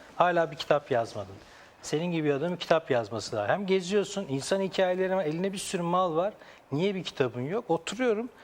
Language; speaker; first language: Turkish; native; Turkish